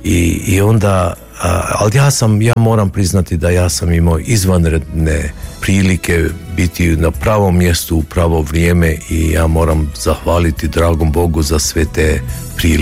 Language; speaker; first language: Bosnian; early bilingual, heritage; Croatian